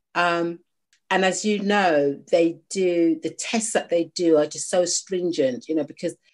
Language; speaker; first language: English; native; English